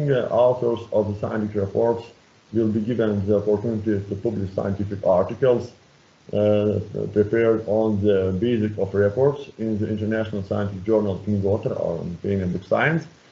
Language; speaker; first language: English; non-native, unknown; Lithuanian